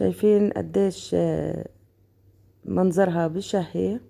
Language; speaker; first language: Arabic; native; Arabic